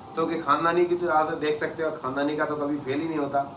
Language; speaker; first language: Hindi; non-native, local second language; Kannada